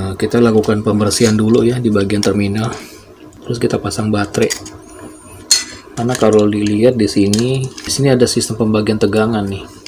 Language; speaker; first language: Indonesian; native; Indonesian